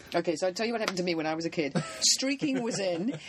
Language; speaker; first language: English; native; English